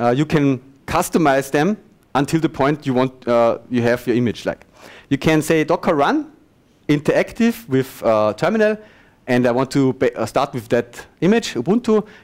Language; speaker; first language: English; non-native, fluent; German